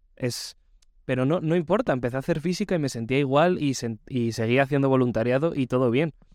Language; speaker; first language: Spanish; native; Spanish